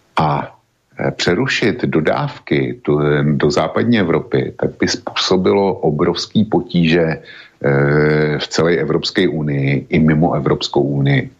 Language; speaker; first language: Czech; native; Czech